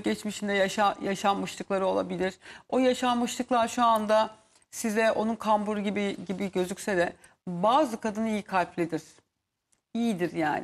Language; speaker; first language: Turkish; native; Turkish